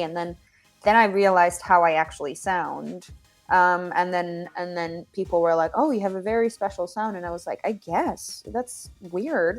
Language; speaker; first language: English; non-native, fluent; Finnish